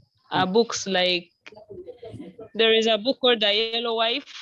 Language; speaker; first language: English; non-native, local second language; Nyankole